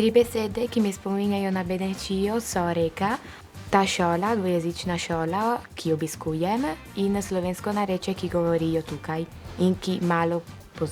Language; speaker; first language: Slovenian; non-native, local second language; Italian